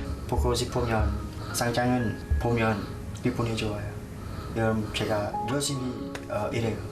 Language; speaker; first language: Korean; non-native, learner; Khmer